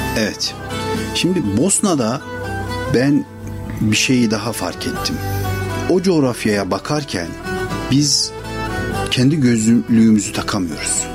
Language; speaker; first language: Turkish; native; Turkish